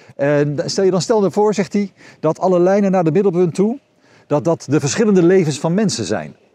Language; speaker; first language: Dutch; native; Dutch